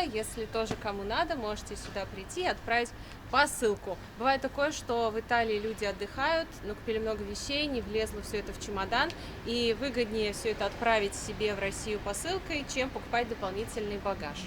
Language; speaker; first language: Russian; native; Russian